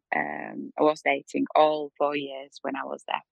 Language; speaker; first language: English; non-native, fluent; Polish